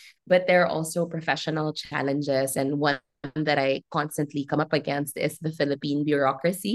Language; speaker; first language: English; non-native, local second language; Filipino